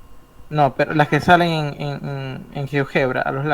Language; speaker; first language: Spanish; native; Spanish